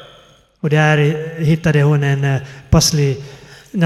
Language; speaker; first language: Swedish; non-native, fluent; Finnish